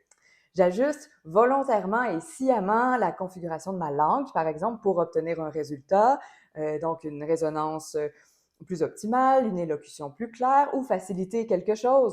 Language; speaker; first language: French; native; French